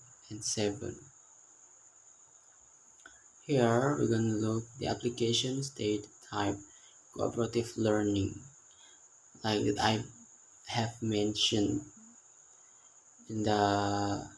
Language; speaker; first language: English; non-native, learner; Indonesian